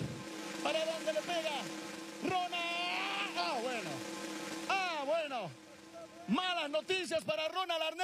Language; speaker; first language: Spanish; native; Spanish